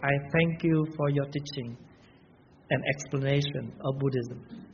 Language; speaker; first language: English; non-native, learner; Vietnamese